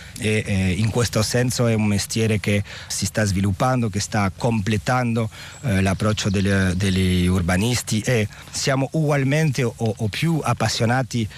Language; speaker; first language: Italian; non-native, fluent; Spanish